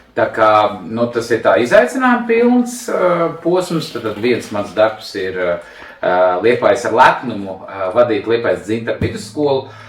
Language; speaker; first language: Latvian; non-native, local second language; Russian